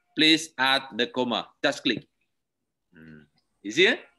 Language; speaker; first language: English; non-native, learner; Indonesian